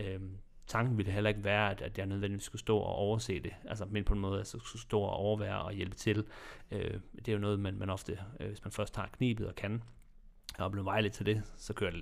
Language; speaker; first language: Danish; native; Danish